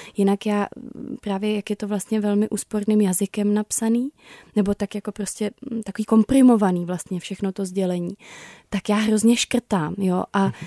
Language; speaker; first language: Czech; native; Czech